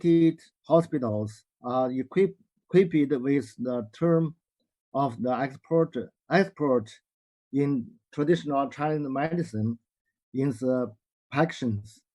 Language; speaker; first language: English; non-native, learner; Chinese